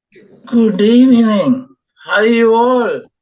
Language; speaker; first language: English; non-native, fluent; Tamil